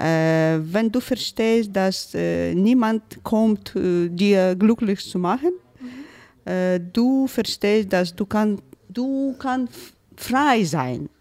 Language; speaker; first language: German; non-native, learner; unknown